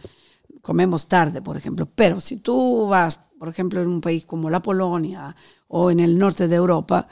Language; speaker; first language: Spanish; non-native, fluent; Italian